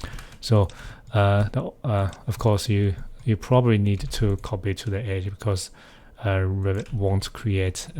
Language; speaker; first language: English; non-native, fluent; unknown